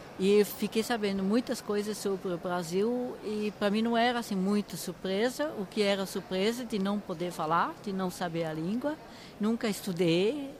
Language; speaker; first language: Portuguese; non-native, fluent; Swiss German